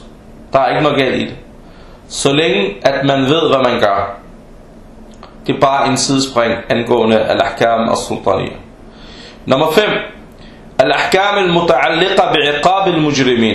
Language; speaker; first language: Danish; non-native, fluent; Arabic